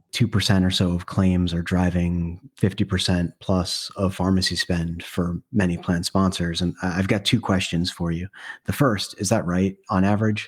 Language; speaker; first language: English; native; English